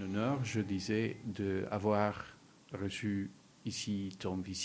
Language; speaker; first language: French; non-native, learner; Spanish